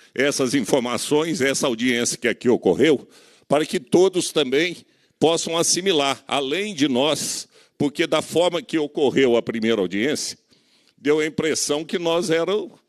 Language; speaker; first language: Portuguese; native; Portuguese